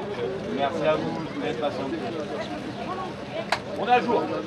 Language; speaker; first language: French; native; French